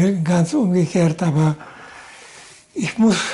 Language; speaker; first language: German; non-native, fluent; Russian